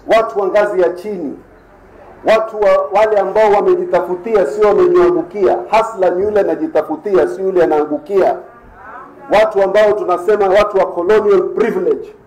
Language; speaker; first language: Swahili; native; Swahili